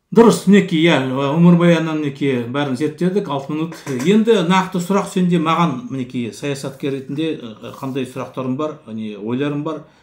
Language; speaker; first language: Kazakh; native; Kazakh